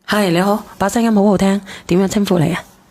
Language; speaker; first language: Cantonese; native; Cantonese